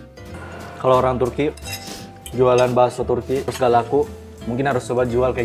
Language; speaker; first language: Indonesian; native; Indonesian